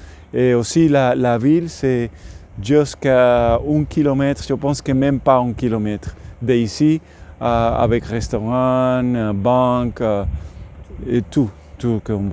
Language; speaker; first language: French; non-native, learner; English